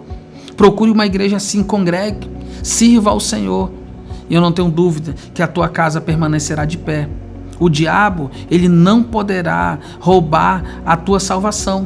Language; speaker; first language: Portuguese; native; Portuguese